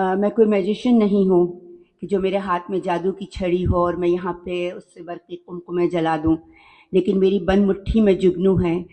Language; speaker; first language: Urdu; native; Urdu